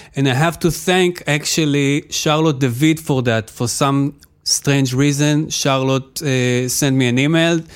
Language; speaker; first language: English; non-native, fluent; Hebrew